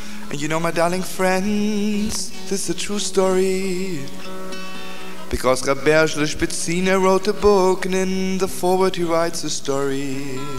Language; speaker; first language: English; native; English